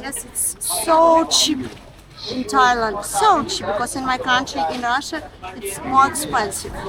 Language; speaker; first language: English; non-native, learner; Russian